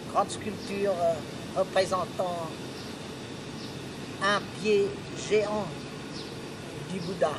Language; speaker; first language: French; non-native, local second language; Khmer